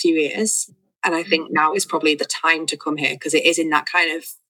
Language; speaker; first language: English; native; English